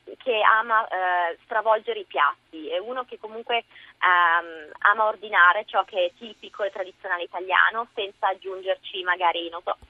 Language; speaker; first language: Italian; native; Italian